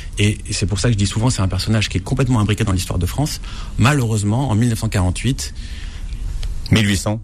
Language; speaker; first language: French; native; French